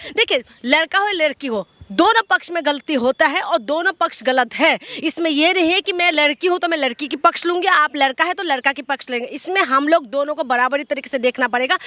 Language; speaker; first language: Hindi; non-native, local second language; Assamese